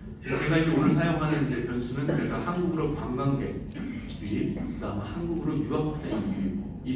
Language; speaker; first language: Korean; native; Korean